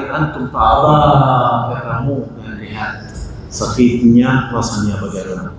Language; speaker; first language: Indonesian; non-native, fluent; Arabic